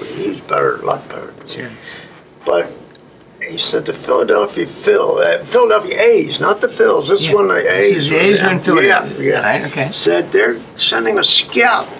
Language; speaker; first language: English; native; English